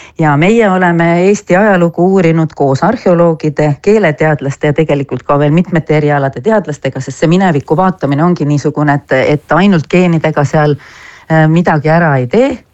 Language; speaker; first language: Estonian; native; Estonian